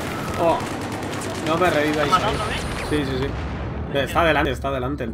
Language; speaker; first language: Spanish; native; Spanish